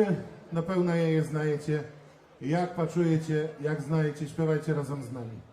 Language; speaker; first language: Polish; non-native, learner; Belarusian